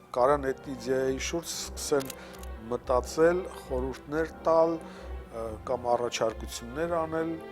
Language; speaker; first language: Armenian; native; Armenian